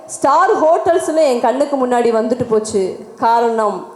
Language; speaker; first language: Tamil; native; Tamil